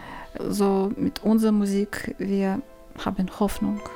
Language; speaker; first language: German; non-native, learner; Ukrainian